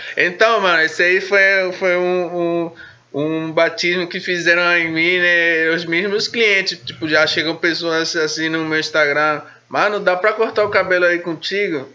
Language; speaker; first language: Portuguese; non-native, fluent; Spanish